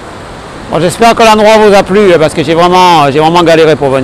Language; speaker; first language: French; native; French